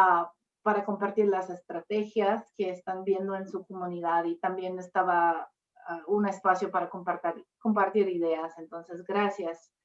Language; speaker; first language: Spanish; non-native, fluent; English